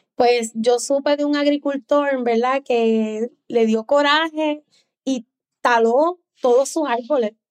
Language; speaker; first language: Spanish; native; Spanish